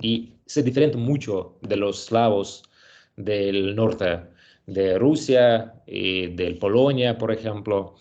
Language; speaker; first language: Spanish; non-native, learner; Russian